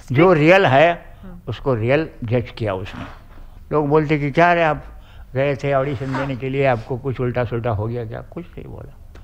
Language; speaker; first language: Hindi; non-native, local second language; Marathi